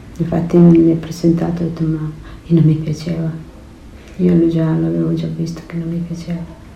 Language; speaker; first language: Italian; non-native, fluent; Spanish